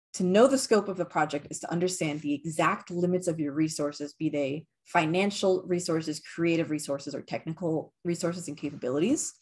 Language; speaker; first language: English; native; English